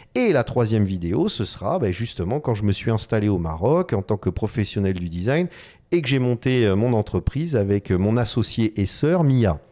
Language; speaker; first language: French; native; French